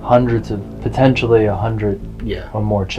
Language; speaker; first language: English; native; English